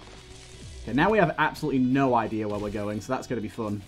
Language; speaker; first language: English; native; English